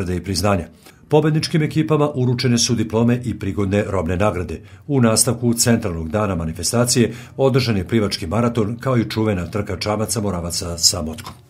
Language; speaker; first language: Serbian; native; Serbian